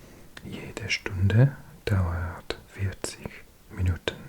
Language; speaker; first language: German; non-native, learner; English